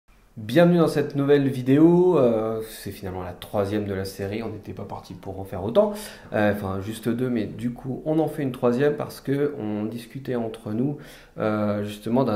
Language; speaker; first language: French; native; French